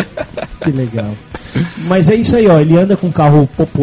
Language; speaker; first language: Portuguese; native; Portuguese